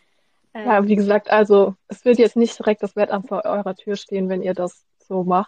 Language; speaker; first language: German; native; German